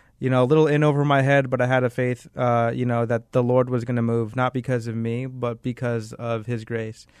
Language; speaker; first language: English; native; English